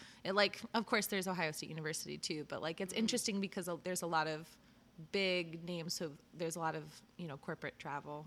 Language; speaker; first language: English; native; English